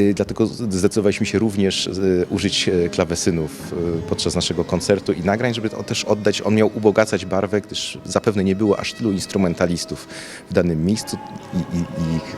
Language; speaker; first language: Polish; native; Polish